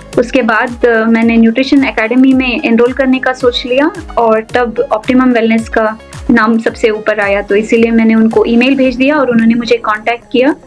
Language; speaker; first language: Hindi; non-native, local second language; Urdu